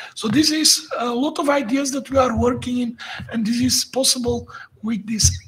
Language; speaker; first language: English; non-native, fluent; Dutch